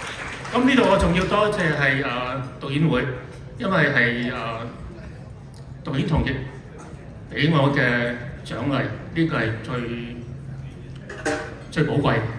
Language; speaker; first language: Cantonese; native; Cantonese